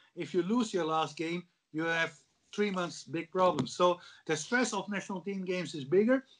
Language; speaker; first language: English; non-native, fluent; Dutch